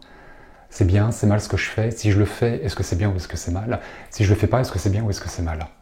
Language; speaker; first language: French; native; French